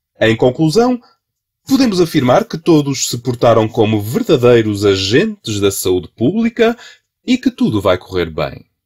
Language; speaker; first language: Portuguese; native; Portuguese